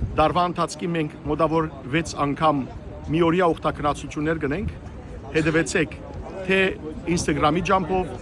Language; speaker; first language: Armenian; early bilingual, heritage; Armenian